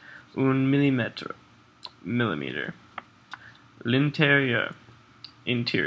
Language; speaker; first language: French; non-native, learner; English